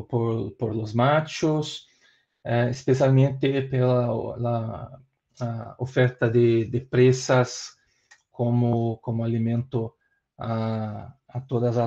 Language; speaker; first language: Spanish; non-native, learner; Portuguese